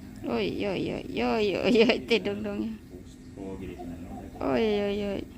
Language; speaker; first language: Swedish; non-native, learner; Thai